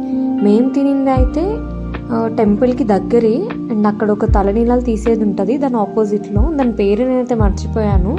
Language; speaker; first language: Telugu; native; Telugu